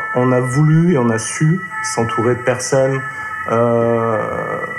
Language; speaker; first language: French; native; French